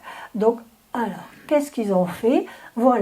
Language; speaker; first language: French; native; French